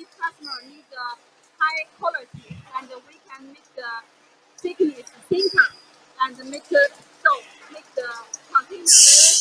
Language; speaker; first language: English; non-native, fluent; Chinese